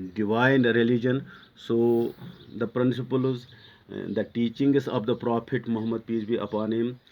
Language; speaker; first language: English; non-native, local second language; Urdu